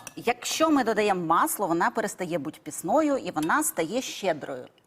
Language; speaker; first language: Ukrainian; native; Ukrainian